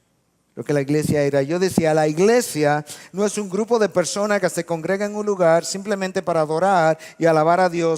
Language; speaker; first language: Spanish; native; Spanish